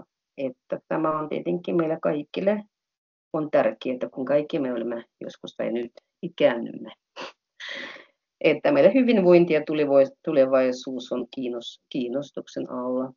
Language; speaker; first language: Finnish; non-native, fluent; Russian